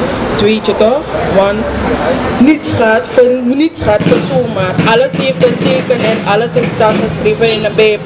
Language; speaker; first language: Dutch; native; Dutch